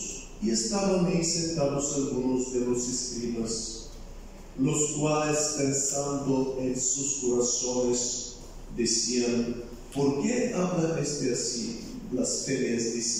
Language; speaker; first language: Spanish; non-native, fluent; Bulgarian